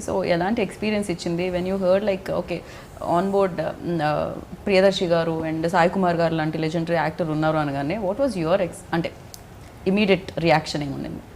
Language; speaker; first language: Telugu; native; Telugu